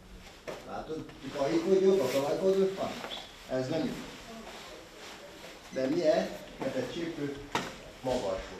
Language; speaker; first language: Hungarian; non-native, learner; Portuguese